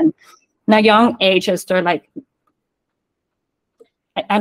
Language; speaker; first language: English; non-native, fluent; Spanish